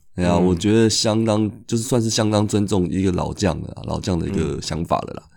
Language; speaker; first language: Chinese; native; Chinese